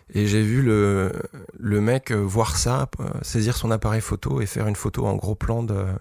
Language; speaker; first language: French; native; French